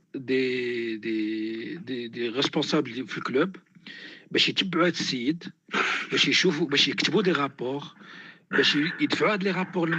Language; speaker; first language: French; non-native, local second language; Arabic